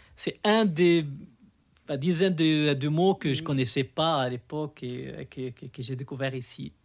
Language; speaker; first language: French; non-native, local second language; Arabic